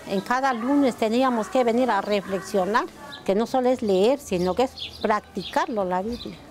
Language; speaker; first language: Spanish; non-native, local second language; Tzeltal